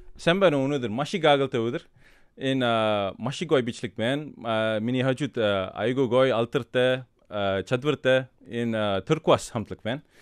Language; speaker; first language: Mongolian; non-native, learner; English